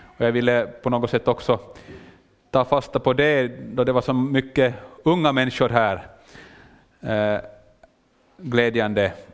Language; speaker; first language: Swedish; native; Swedish